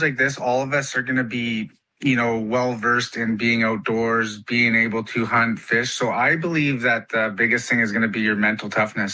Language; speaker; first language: English; native; English